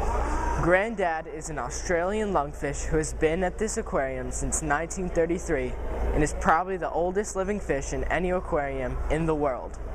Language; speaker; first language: English; native; English